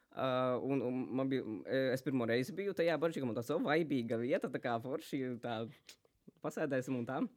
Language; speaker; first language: Latvian; native; Latvian